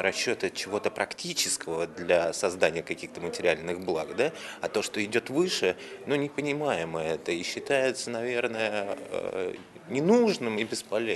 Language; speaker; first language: Russian; native; Russian